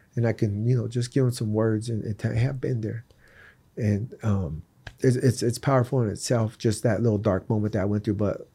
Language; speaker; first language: English; native; English